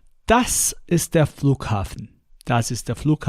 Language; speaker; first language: German; non-native, fluent; Portuguese